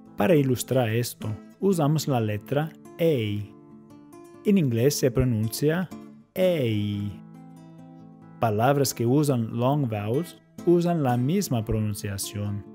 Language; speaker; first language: Spanish; non-native, fluent; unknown